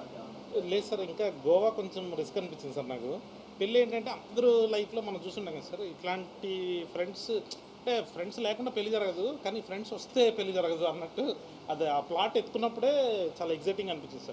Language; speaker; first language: Telugu; native; Telugu